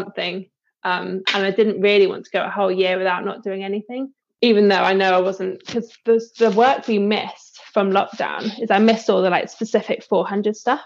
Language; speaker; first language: English; native; English